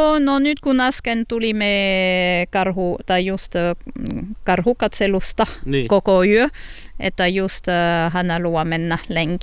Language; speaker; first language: Finnish; non-native, learner; French